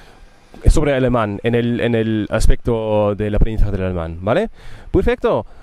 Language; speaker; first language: Spanish; non-native, learner; German